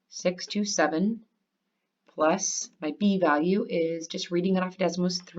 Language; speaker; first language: English; native; English